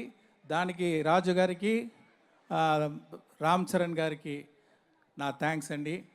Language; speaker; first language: Telugu; non-native, fluent; Tamil